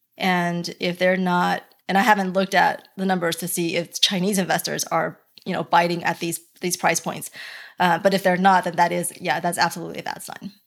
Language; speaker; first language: English; early bilingual, other home language; Chinese